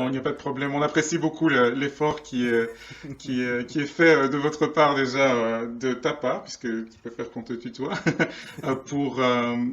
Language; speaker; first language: French; native; French